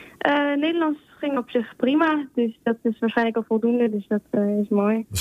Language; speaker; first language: Dutch; early bilingual, other home language; Spanish